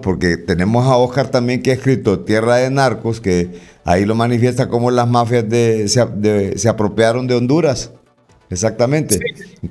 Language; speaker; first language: Spanish; native; Spanish